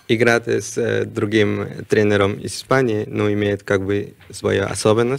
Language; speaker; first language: Russian; non-native, learner; Spanish